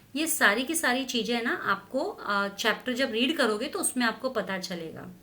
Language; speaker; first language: Hindi; non-native, local second language; Marathi